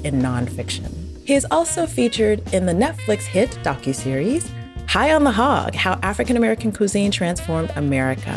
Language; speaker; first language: English; native; English